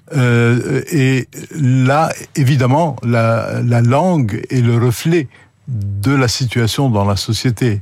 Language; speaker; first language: French; non-native, local second language; Arabic